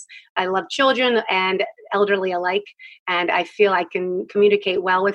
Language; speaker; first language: English; native; English